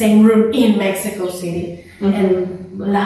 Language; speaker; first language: English; non-native, fluent; Spanish